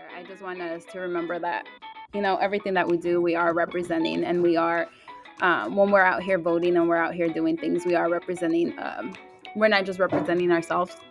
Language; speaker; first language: English; early bilingual, other home language; Spanish